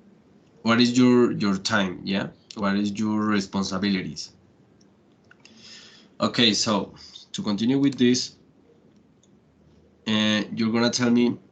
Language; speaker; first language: English; non-native, learner; Spanish